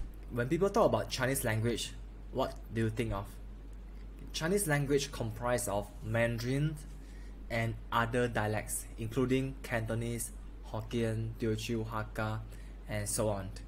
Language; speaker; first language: English; non-native, local second language; Chinese